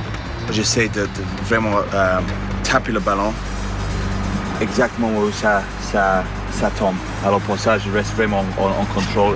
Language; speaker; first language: French; non-native, fluent; English